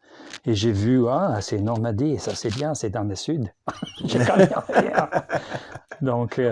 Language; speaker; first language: French; non-native, learner; English